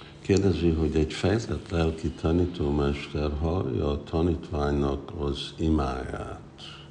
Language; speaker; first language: Hungarian; early bilingual, heritage; Hungarian